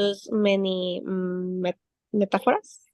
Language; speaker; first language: English; non-native, learner; Spanish